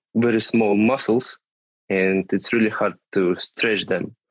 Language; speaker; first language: English; non-native, fluent; Russian